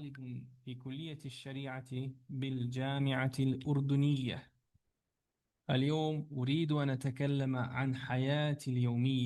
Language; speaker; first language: Arabic; non-native, fluent; Chechen